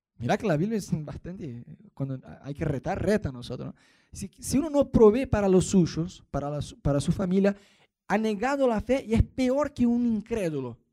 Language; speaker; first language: Spanish; non-native, fluent; Portuguese